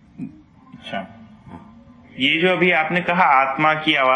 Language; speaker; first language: Hindi; native; Hindi